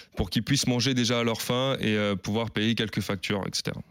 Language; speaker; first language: French; native; French